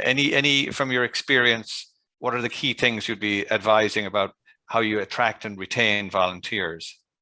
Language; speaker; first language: English; native; English